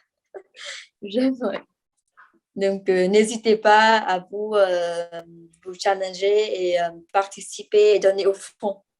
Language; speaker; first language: French; non-native, fluent; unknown